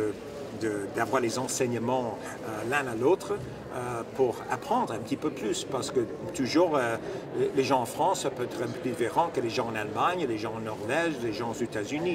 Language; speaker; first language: French; non-native, fluent; English